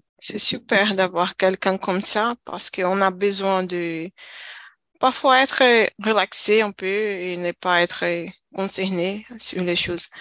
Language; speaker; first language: French; non-native, learner; Portuguese